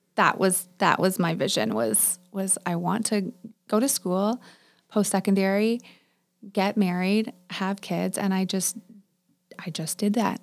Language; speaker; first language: English; native; English